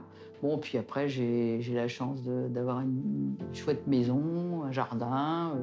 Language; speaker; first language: French; native; French